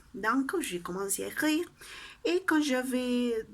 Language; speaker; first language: French; non-native, learner; Spanish